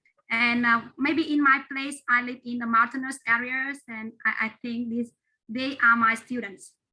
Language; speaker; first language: English; non-native, learner; Vietnamese